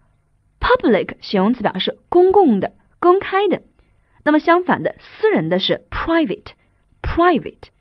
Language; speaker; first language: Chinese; native; Chinese